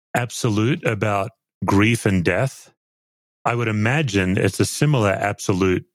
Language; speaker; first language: English; native; English